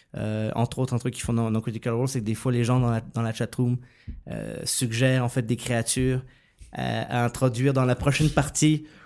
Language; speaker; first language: French; native; French